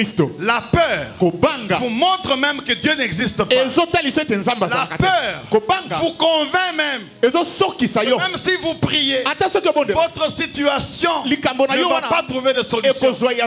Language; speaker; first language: French; non-native, local second language; Lingala